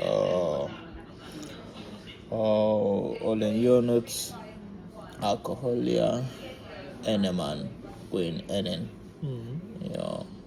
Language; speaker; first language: Finnish; non-native, learner; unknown